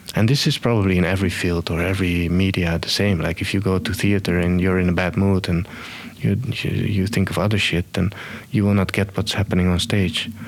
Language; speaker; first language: English; non-native, fluent; Estonian